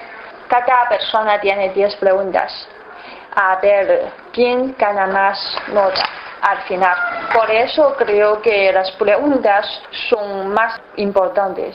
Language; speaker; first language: Spanish; non-native, learner; Chinese